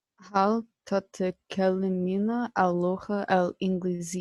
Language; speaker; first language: Arabic; non-native, learner; English